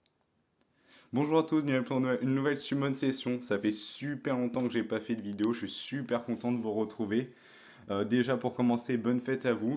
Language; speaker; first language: French; native; French